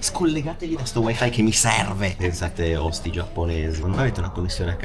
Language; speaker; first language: Italian; native; Italian